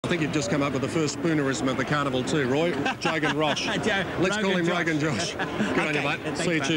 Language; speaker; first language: English; native; English